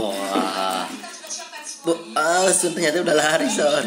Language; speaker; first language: Indonesian; native; Indonesian